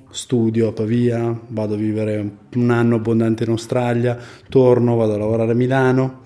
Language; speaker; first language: Italian; native; Italian